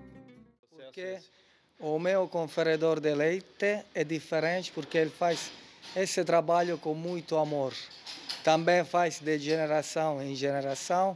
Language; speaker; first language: Portuguese; non-native, learner; Italian